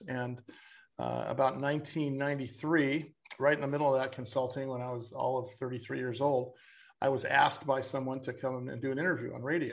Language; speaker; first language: English; native; English